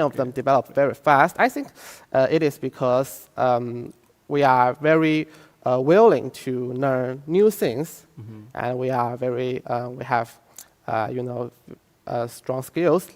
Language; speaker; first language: English; non-native, fluent; Chinese